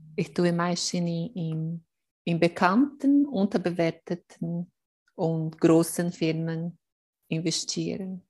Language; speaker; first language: German; non-native, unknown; Portuguese